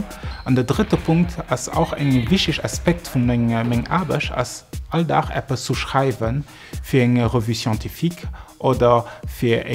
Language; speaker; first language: German; non-native, local second language; Luxembourgish